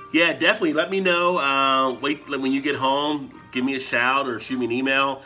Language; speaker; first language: English; native; English